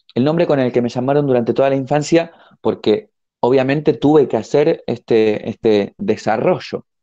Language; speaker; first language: Spanish; native; Spanish